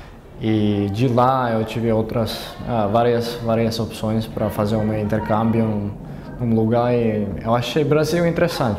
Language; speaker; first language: Portuguese; non-native, fluent; Finnish